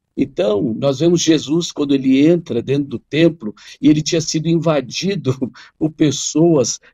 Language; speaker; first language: Portuguese; non-native, fluent; Arabic